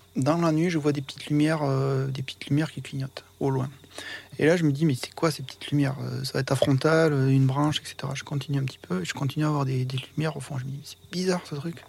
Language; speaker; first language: French; native; French